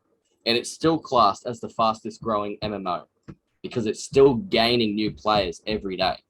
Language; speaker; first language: English; native; English